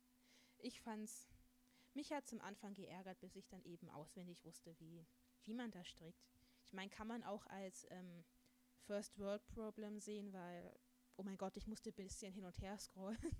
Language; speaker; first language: German; native; German